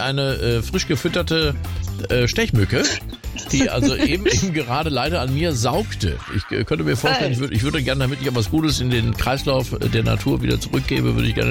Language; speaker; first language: German; native; German